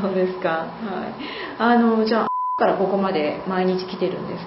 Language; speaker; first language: Japanese; native; Japanese